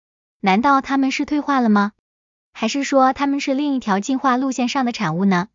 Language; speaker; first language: Chinese; native; Chinese